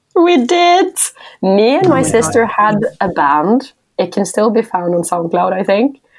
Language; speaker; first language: English; non-native, fluent; Norwegian